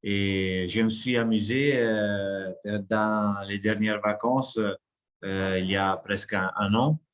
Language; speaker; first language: French; non-native, fluent; Italian